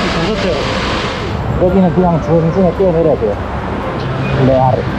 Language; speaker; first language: Korean; native; Korean